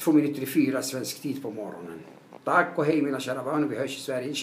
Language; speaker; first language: Swedish; non-native, fluent; Arabic